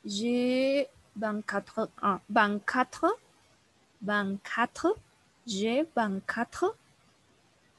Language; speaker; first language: French; non-native, learner; Spanish